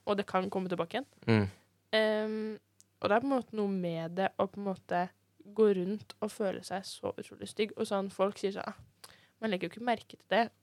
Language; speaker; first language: Norwegian; native; Norwegian